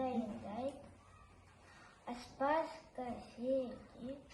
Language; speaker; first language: Kazakh; non-native, learner; Russian